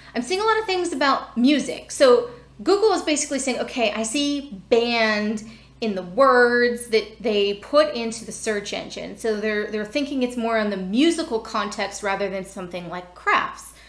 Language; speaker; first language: English; native; English